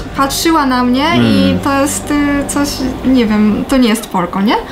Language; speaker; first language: Polish; non-native, fluent; Japanese